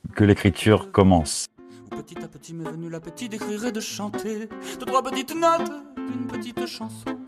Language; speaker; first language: French; native; French